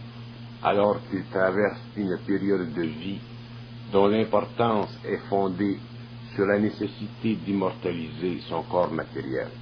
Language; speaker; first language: French; native; French